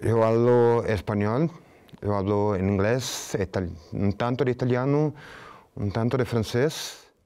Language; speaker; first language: Spanish; non-native, fluent; Portuguese